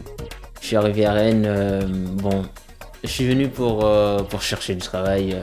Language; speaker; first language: French; non-native, local second language; Comorian